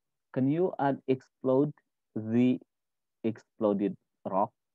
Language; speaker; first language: English; non-native, fluent; Indonesian